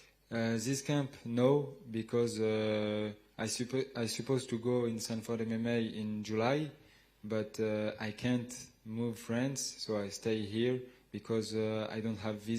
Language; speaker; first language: English; non-native, learner; French